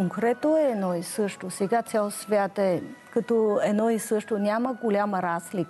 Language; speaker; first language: Bulgarian; non-native, learner; Chinese